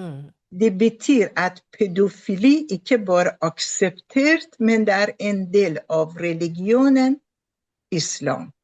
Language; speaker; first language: Norwegian; non-native, fluent; Persian